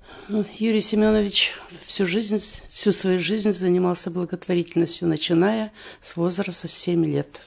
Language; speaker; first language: Russian; native; Russian